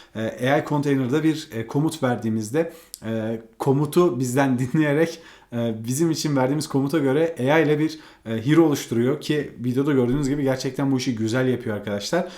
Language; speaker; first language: Turkish; native; Turkish